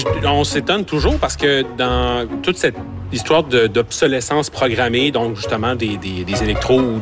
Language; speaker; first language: French; native; French